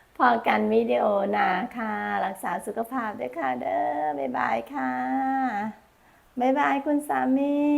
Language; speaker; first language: Thai; non-native, local second language; Northeastern Thai